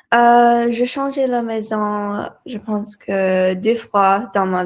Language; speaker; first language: French; non-native, learner; English